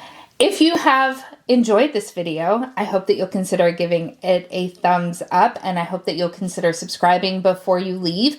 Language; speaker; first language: English; native; English